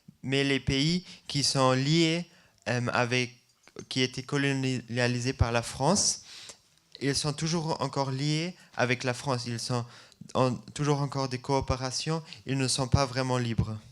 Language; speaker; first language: French; non-native, fluent; German